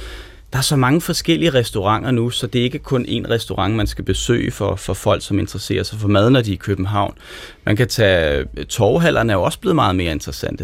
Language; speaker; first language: Danish; native; Danish